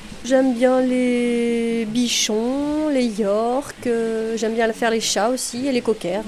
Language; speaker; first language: French; native; French